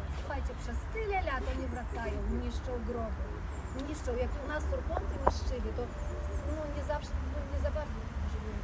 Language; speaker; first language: Polish; early bilingual, heritage; Polish